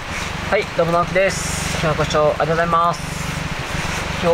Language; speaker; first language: Japanese; native; Japanese